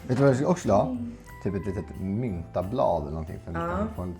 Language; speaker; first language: Swedish; native; Swedish